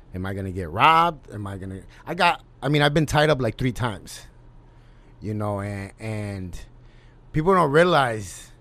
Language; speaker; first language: English; native; English